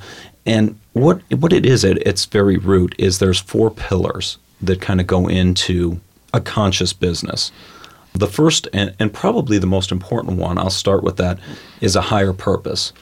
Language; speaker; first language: English; native; English